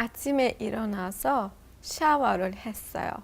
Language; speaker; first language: Korean; non-native, learner; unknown